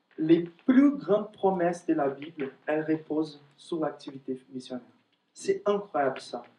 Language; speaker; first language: French; non-native, fluent; Portuguese